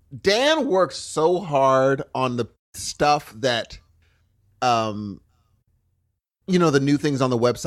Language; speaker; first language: English; native; English